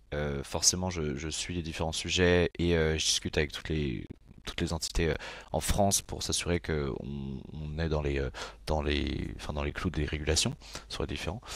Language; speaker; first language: French; native; French